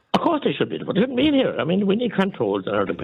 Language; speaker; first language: English; native; English